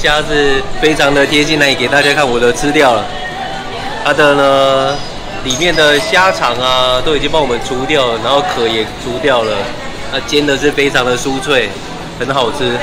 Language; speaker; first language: Chinese; native; Chinese